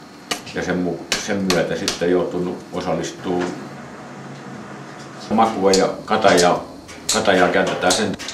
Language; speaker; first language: Finnish; native; Finnish